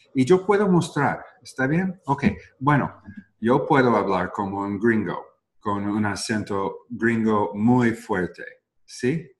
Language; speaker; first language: Spanish; non-native, learner; English